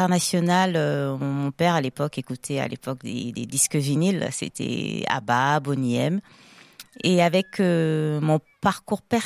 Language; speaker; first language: French; non-native, local second language; Lingala